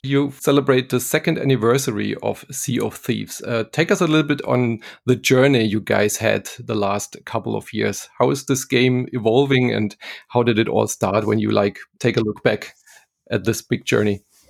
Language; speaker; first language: English; non-native, fluent; German